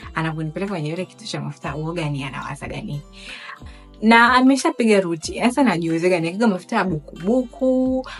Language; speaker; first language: Swahili; native; Swahili